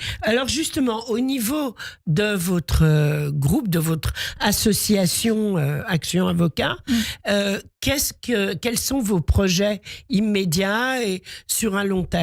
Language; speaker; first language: French; native; French